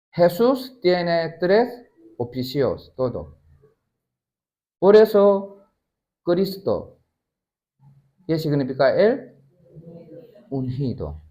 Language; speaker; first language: Spanish; non-native, learner; Korean